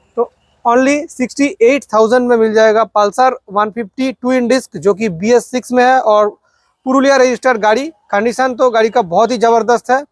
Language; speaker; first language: Hindi; non-native, local second language; Bangla